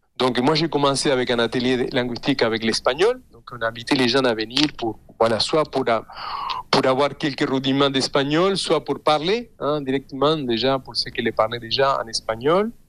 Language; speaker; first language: French; non-native, fluent; Spanish